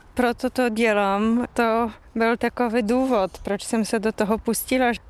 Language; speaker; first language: Czech; non-native, fluent; Polish